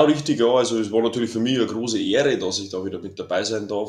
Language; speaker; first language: German; native; German